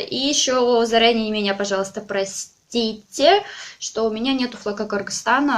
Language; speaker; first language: Russian; native; Russian